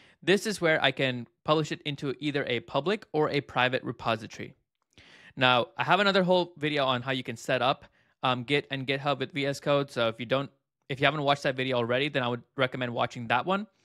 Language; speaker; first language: English; native; English